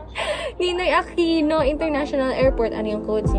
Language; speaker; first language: Filipino; native; Filipino